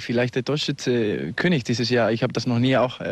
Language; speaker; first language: German; non-native, fluent; Spanish